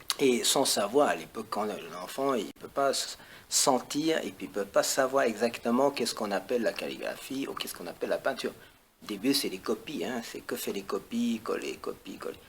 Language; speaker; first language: French; non-native, fluent; Chinese